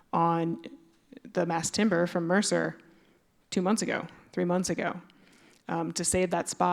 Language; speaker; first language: English; native; English